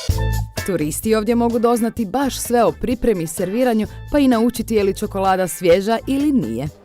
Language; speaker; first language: Croatian; native; Croatian